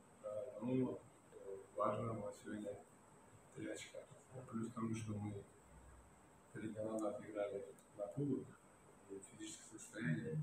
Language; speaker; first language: Russian; non-native, local second language; Uzbek